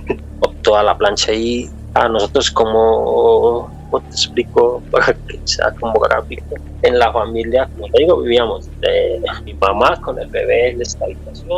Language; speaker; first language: Spanish; native; Spanish